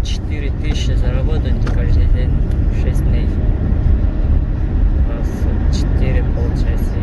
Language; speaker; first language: Russian; non-native, learner; Kyrgyz